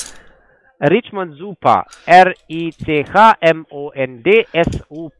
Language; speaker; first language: German; non-native, fluent; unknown